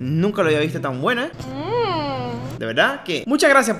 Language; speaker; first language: Spanish; native; Spanish